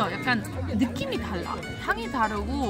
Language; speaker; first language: Korean; non-native, fluent; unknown